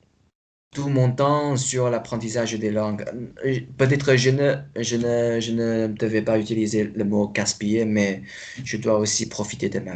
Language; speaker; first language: French; non-native, fluent; Chinese